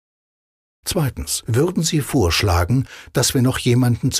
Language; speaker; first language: German; native; German